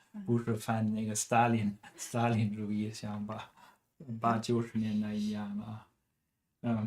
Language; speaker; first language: Chinese; non-native, fluent; German